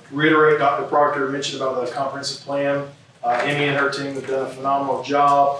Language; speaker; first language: English; native; English